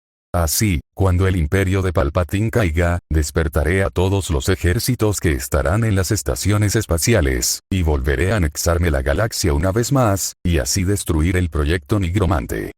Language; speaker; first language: Spanish; native; Spanish